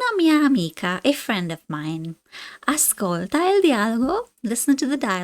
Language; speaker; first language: Italian; non-native, fluent; English